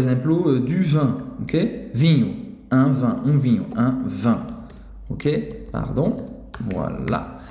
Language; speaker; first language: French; non-native, fluent; Portuguese